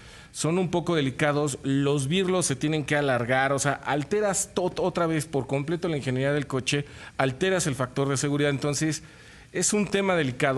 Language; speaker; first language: Spanish; native; Spanish